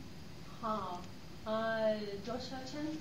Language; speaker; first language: Chinese; non-native, learner; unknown